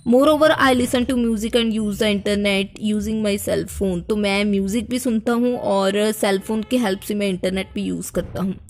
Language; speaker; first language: Hindi; native; Hindi